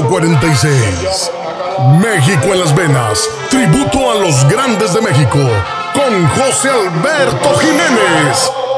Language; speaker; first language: Spanish; native; Spanish